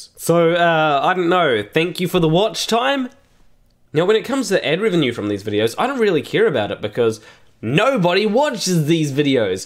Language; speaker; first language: English; native; English